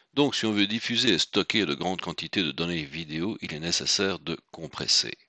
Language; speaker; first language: French; native; French